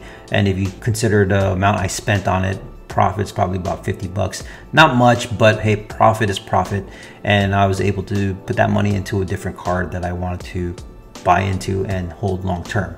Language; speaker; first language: English; native; English